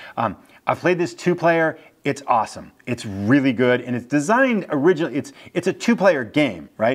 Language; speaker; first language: English; native; English